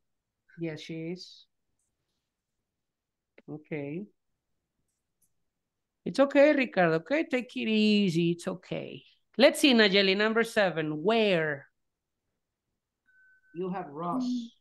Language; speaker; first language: English; non-native, fluent; Spanish